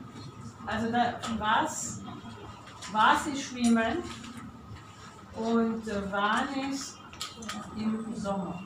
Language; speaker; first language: German; non-native, fluent; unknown